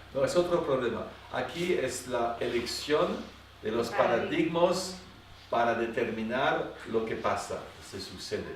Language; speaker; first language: Spanish; non-native, fluent; French